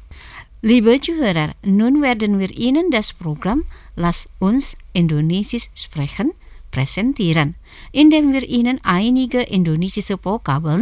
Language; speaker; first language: German; non-native, fluent; Indonesian